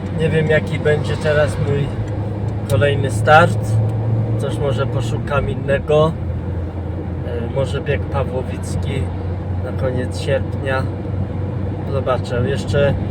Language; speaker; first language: Polish; non-native, fluent; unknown